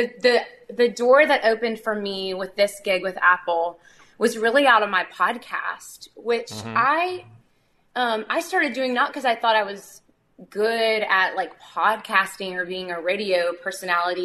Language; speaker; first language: English; native; English